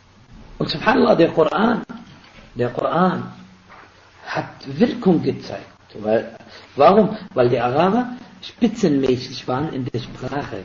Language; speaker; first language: German; non-native, fluent; Arabic